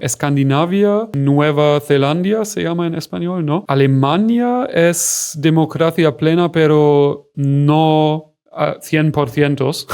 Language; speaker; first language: Spanish; non-native, fluent; German